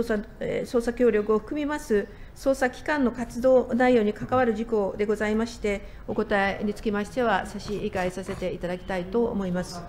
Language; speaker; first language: Japanese; native; Japanese